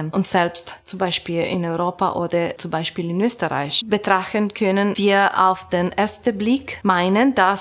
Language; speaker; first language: German; non-native, learner; Italian